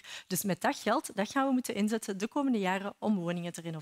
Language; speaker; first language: Dutch; native; Dutch